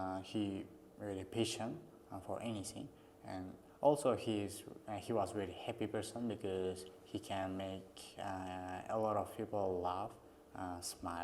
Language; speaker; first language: English; non-native, learner; Uzbek